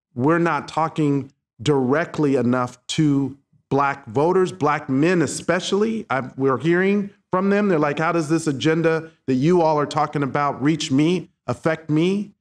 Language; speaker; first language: English; native; English